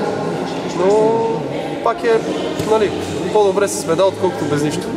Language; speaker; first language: Bulgarian; native; Bulgarian